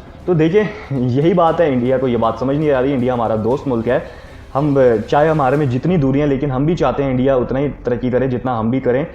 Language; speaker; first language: Urdu; non-native, local second language; Punjabi